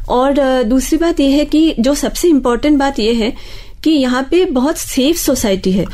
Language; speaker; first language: Hindi; non-native, local second language; Bangla